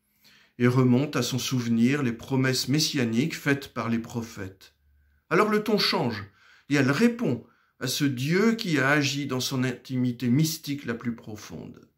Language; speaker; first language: French; native; French